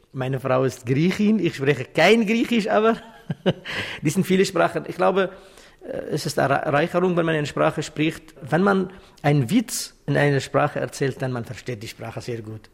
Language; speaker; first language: German; non-native, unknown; Kurdish